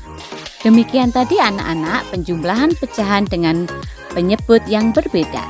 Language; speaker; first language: Indonesian; native; Indonesian